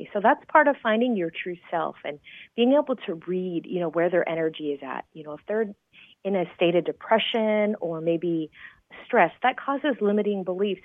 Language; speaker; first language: English; native; English